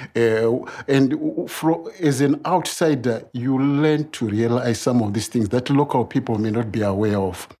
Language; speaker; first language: English; non-native, local second language; Shona